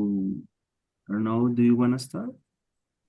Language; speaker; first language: English; non-native, learner; Spanish